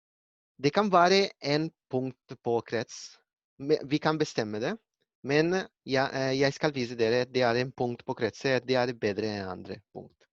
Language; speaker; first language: Norwegian; non-native, learner; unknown